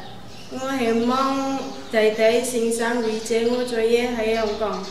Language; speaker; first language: Cantonese; non-native, learner; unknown